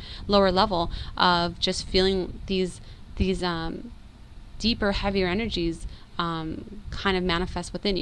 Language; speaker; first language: English; native; English